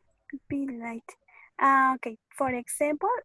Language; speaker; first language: English; non-native, learner; Spanish